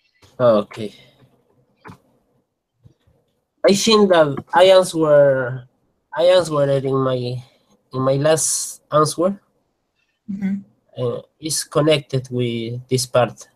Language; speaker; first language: English; non-native, learner; Spanish